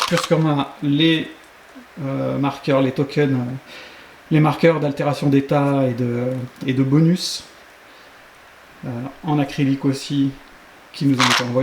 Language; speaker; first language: French; native; French